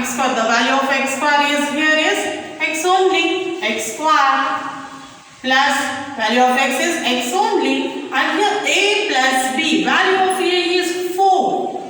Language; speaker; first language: English; non-native, local second language; Kannada